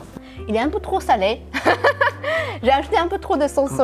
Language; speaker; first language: French; non-native, fluent; Chinese